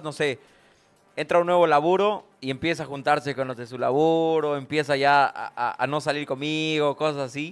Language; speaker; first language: Spanish; native; Spanish